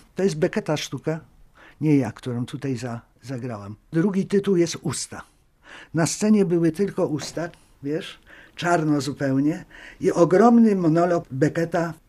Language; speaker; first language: Polish; native; Polish